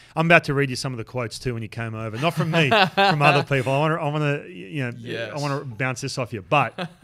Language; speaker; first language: English; native; English